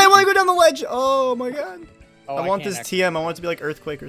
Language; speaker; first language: English; native; English